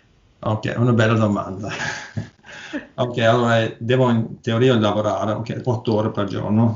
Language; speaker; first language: Italian; non-native, learner; Norwegian